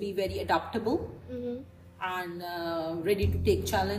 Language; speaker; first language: English; non-native, local second language; Urdu